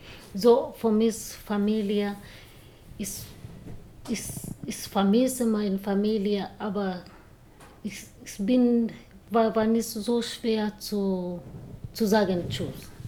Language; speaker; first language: German; non-native, learner; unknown